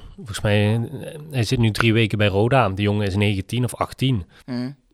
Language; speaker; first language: Dutch; native; Dutch